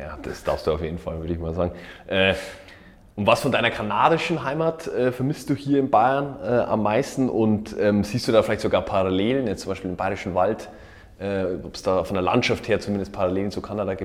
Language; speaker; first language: German; native; German